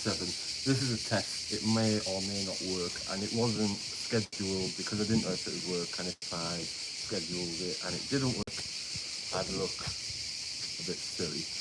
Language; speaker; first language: English; native; English